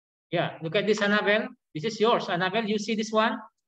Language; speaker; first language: English; non-native, learner; Indonesian